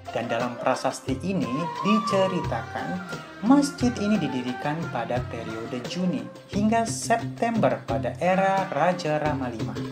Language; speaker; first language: Indonesian; native; Indonesian